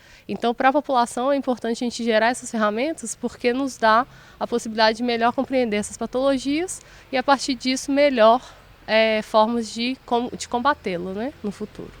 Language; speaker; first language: Portuguese; native; Portuguese